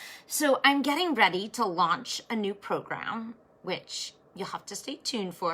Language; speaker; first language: English; native; English